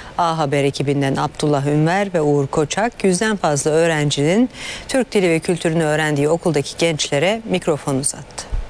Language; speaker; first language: Turkish; native; Turkish